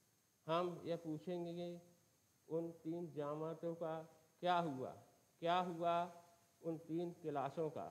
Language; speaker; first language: Hindi; native; Hindi